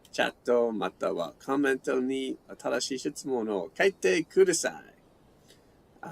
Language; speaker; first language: Japanese; non-native, learner; English